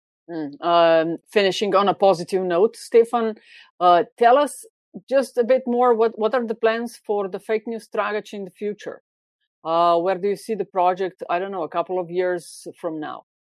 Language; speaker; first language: English; non-native, fluent; Slovenian